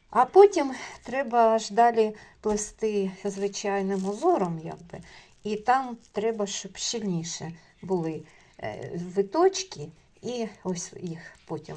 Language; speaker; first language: Ukrainian; non-native, local second language; Russian